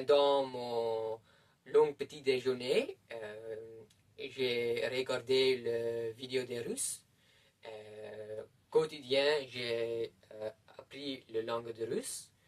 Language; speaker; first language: French; non-native, learner; Dutch